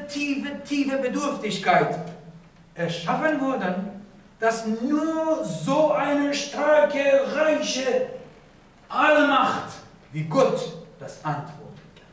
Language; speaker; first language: German; non-native, learner; Persian